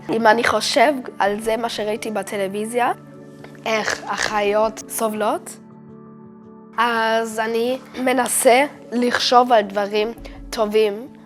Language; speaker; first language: Hebrew; early bilingual, heritage; German